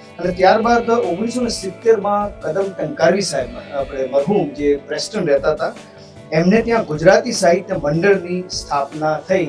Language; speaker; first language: Gujarati; early bilingual, heritage; Gujarati